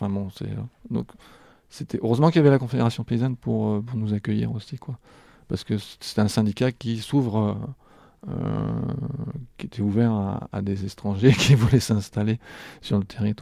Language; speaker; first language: French; native; French